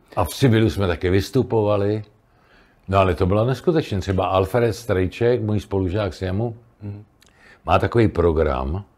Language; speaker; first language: Czech; native; Czech